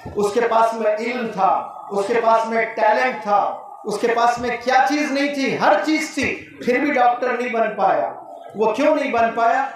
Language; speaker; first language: Urdu; native; Urdu